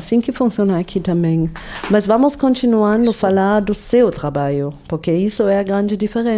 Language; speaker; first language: Portuguese; non-native, fluent; German